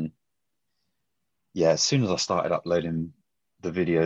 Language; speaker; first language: English; native; English